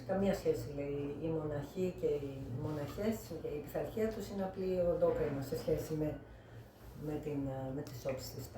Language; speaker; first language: Greek; native; Greek